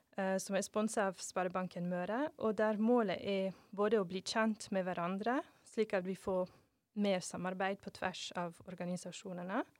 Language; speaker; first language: Norwegian; non-native, fluent; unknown